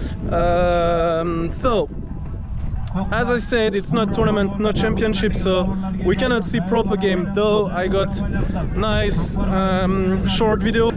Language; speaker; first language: English; non-native, fluent; French